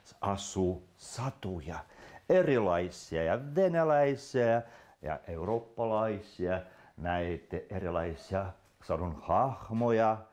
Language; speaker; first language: Finnish; non-native, fluent; Russian